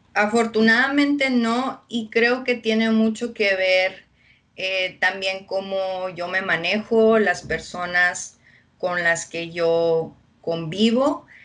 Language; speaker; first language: Spanish; early bilingual, heritage; Spanish